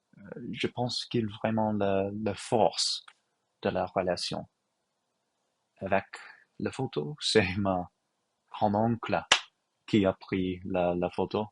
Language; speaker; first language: French; non-native, learner; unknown